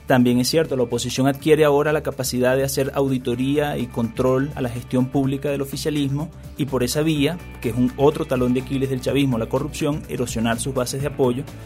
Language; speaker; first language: Spanish; native; Spanish